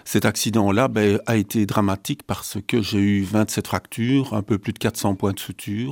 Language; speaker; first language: French; native; French